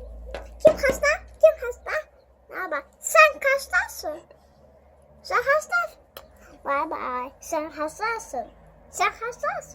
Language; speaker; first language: Turkish; non-native, learner; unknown